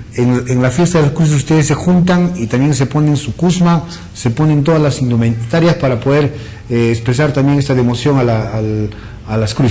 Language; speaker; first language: Spanish; native; Spanish